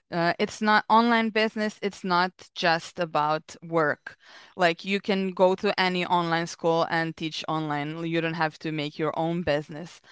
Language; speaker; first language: English; non-native, fluent; Serbian